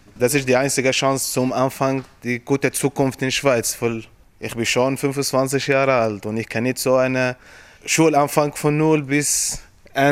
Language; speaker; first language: German; non-native, learner; Arabic